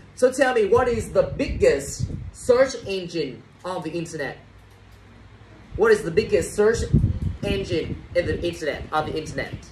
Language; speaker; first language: English; non-native, fluent; Vietnamese